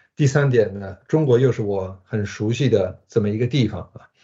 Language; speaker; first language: Chinese; early bilingual, other home language; Japanese